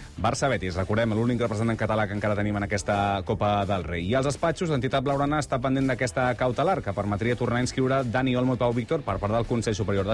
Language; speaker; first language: Catalan; native; Catalan